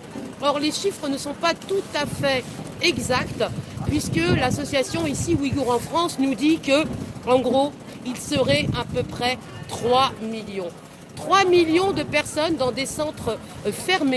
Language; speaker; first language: French; native; French